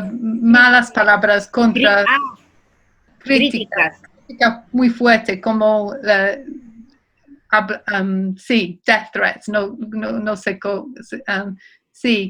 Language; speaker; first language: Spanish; non-native, fluent; English